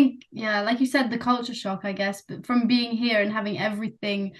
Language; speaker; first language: English; non-native, local second language; Nepali